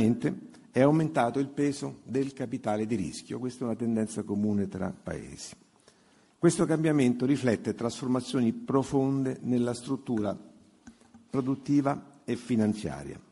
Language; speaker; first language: Italian; native; Italian